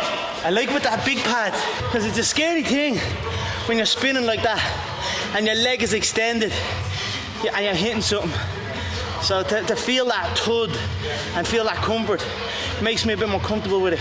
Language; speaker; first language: English; native; English